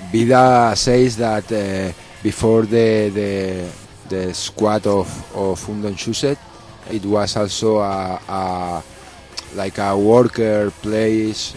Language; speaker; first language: English; non-native, learner; Spanish